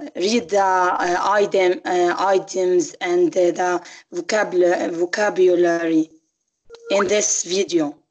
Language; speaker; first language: English; non-native, learner; Arabic